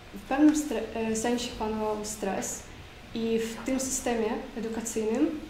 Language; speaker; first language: Polish; non-native, fluent; Ukrainian